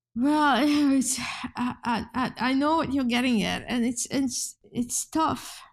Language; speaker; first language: English; non-native, fluent; Hungarian